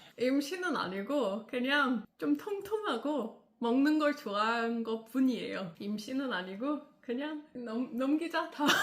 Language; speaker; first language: Korean; non-native, fluent; English